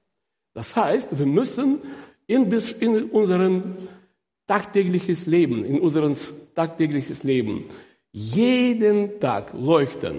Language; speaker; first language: German; non-native, fluent; Russian